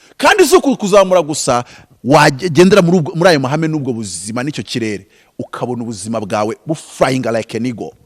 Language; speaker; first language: Kinyarwanda; native; Kinyarwanda